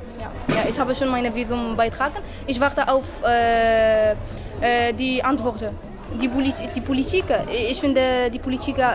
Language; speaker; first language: German; non-native, learner; Arabic